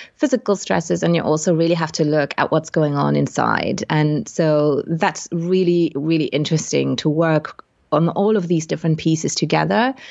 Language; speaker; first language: English; non-native, fluent; Luxembourgish